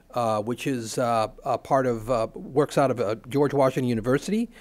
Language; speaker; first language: English; native; English